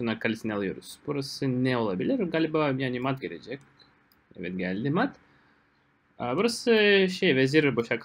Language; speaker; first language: Turkish; non-native, fluent; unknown